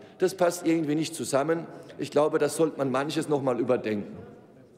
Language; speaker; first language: German; native; German